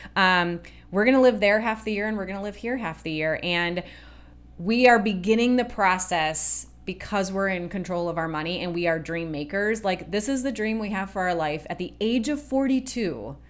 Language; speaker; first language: English; native; English